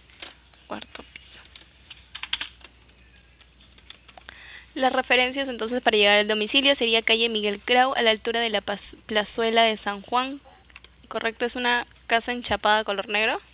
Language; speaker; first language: Spanish; native; Spanish